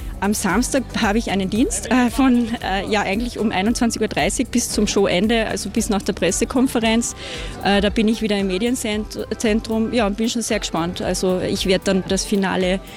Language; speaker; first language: German; native; German